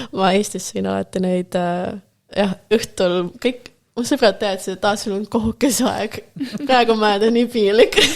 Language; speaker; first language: Estonian; non-native, local second language; Russian